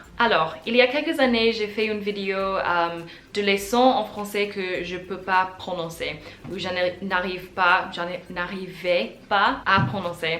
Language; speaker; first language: French; non-native, learner; English